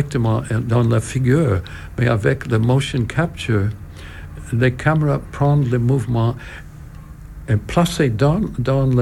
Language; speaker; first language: French; non-native, learner; English